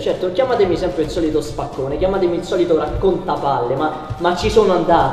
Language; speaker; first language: Italian; native; Italian